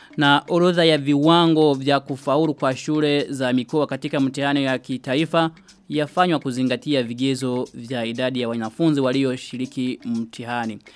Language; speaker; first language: Swahili; non-native, local second language; Rundi